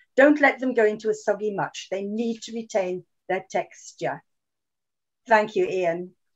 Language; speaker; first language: English; native; English